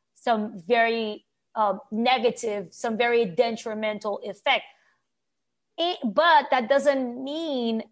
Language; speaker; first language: English; non-native, fluent; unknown